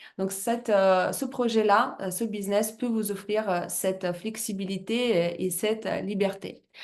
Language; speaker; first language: French; non-native, fluent; Russian